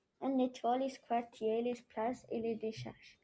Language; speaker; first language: French; non-native, learner; English